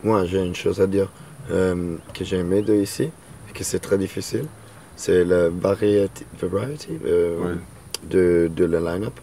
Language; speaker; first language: French; non-native, learner; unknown